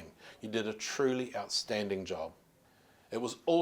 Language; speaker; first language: English; native; English